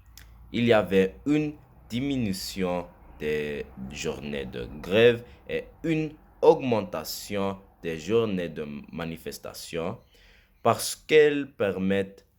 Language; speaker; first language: French; non-native, learner; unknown